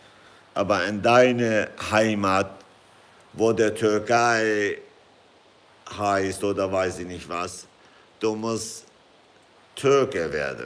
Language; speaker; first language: German; non-native, fluent; Kurdish